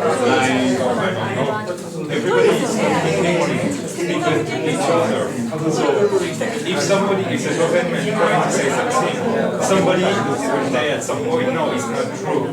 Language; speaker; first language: English; non-native, fluent; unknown